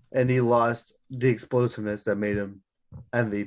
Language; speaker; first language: English; native; English